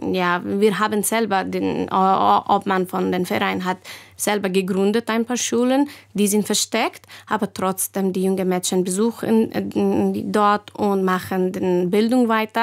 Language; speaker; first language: German; non-native, learner; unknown